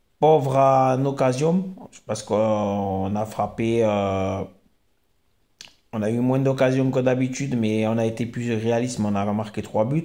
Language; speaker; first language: French; native; French